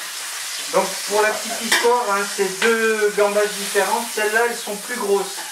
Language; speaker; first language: French; native; French